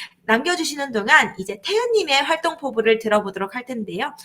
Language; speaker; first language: Korean; native; Korean